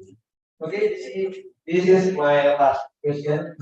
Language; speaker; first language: English; non-native, learner; Indonesian